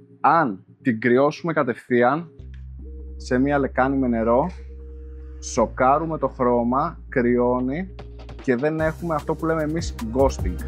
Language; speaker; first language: Greek; native; Greek